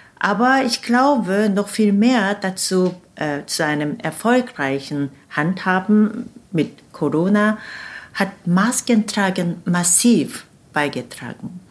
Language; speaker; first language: German; non-native, fluent; Korean